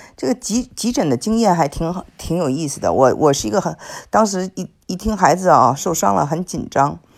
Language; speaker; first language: Chinese; native; Chinese